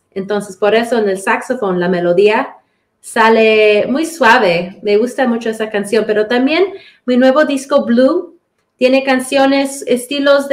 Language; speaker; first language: Spanish; early bilingual, heritage; Spanish